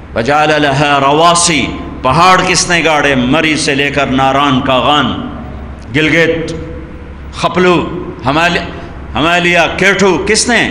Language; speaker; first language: Urdu; non-native, local second language; Punjabi